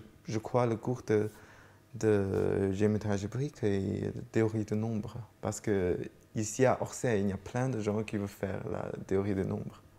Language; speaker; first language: French; non-native, fluent; Chinese